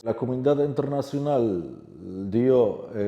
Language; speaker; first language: Spanish; non-native, fluent; Kurdish